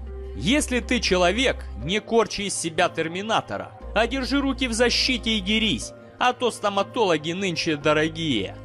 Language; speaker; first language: Russian; native; Russian